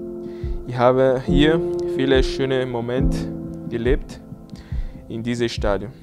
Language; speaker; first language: German; non-native, learner; Portuguese